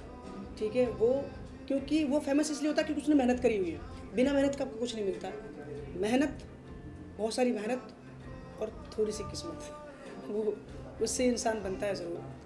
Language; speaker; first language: Hindi; native; Hindi